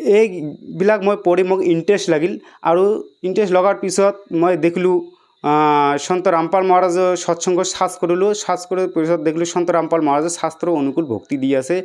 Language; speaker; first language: Assamese; native; Assamese